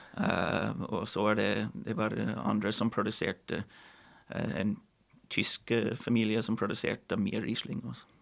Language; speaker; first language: Norwegian; non-native, fluent; English